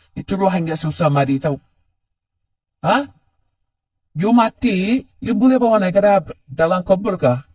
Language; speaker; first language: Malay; non-native, learner; Rohingya